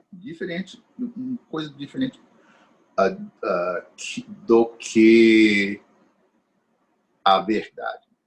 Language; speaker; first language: Portuguese; non-native, fluent; English